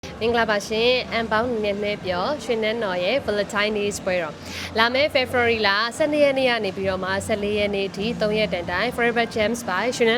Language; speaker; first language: Burmese; native; Burmese